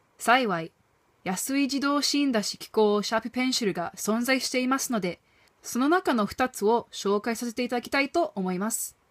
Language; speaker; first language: Japanese; non-native, fluent; English